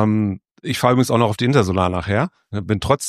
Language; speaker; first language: German; native; German